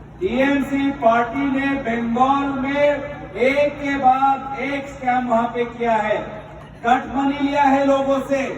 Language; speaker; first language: Hindi; non-native, local second language; Assamese